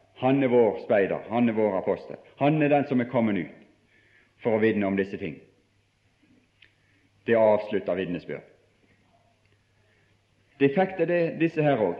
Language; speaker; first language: Norwegian; native; Norwegian